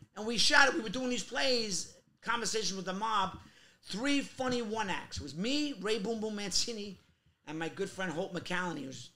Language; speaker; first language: English; native; English